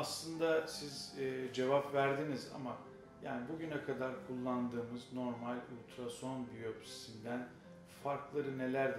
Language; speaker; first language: Turkish; native; Turkish